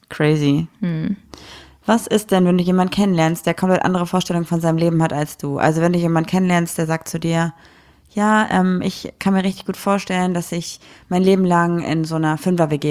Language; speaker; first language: German; native; German